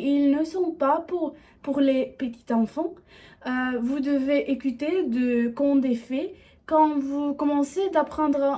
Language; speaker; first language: French; non-native, learner; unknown